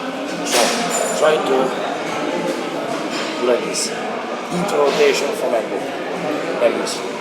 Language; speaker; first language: English; non-native, learner; Italian